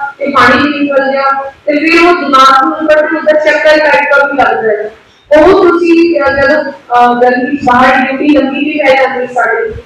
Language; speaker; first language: Hindi; non-native, local second language; Punjabi